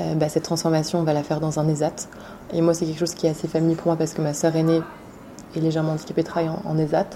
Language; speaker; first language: French; native; French